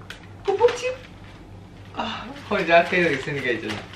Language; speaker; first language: Korean; non-native, fluent; Thai